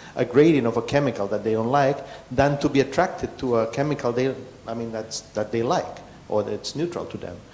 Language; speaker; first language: English; non-native, fluent; Catalan